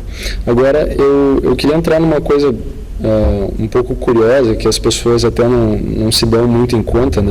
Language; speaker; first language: Portuguese; native; Portuguese